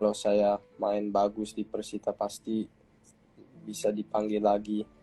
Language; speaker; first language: Indonesian; early bilingual, heritage; English